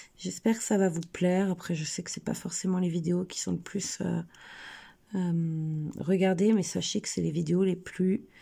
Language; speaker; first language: French; native; French